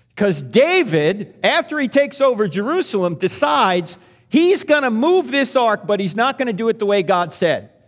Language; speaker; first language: English; native; English